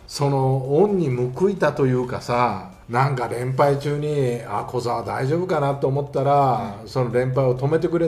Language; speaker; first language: Japanese; native; Japanese